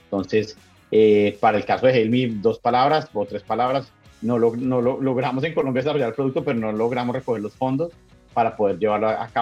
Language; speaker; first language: Spanish; native; Spanish